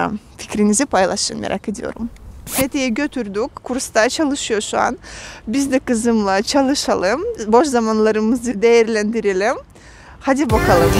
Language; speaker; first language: Turkish; non-native, fluent; Russian